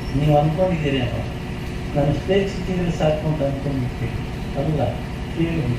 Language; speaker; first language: Kannada; non-native, local second language; Telugu